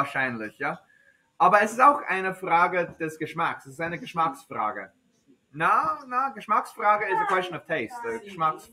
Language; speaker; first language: German; non-native, fluent; English